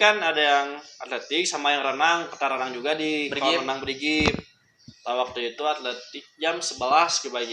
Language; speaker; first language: Indonesian; non-native, local second language; Sundanese